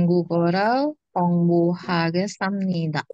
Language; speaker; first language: Korean; non-native, learner; Indonesian